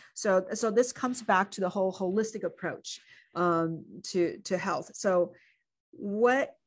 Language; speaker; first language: English; non-native, fluent; Chinese